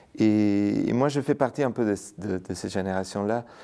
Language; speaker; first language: French; non-native, fluent; Spanish